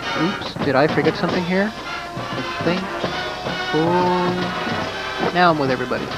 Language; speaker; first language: English; native; English